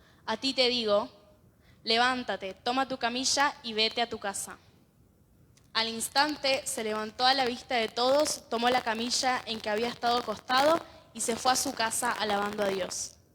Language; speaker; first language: Spanish; native; Spanish